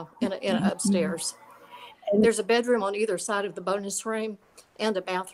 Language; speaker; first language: English; native; English